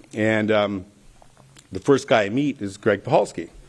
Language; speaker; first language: English; native; English